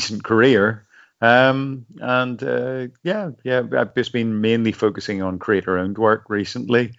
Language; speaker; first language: English; native; English